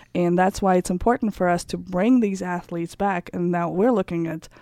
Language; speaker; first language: English; non-native, fluent; Kazakh